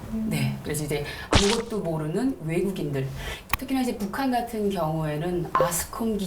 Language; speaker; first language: Korean; native; Korean